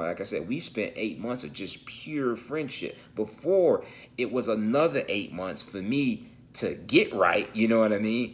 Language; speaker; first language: English; native; English